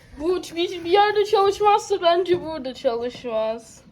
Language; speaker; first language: Turkish; early bilingual, heritage; Turkish